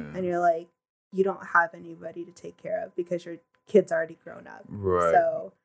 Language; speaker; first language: English; early bilingual, other home language; Filipino